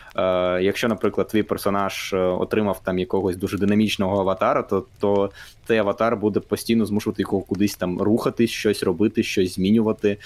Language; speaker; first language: Ukrainian; non-native, local second language; Russian